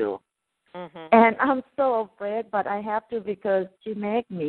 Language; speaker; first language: English; non-native, fluent; Thai